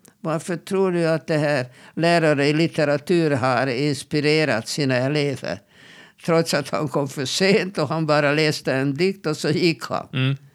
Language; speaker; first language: Swedish; non-native, fluent; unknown